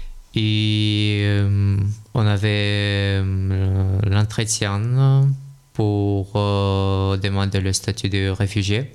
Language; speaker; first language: French; non-native, fluent; Russian